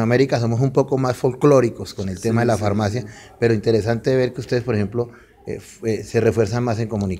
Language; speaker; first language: Spanish; native; Spanish